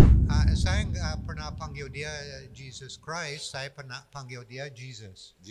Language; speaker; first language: Indonesian; non-native, fluent; English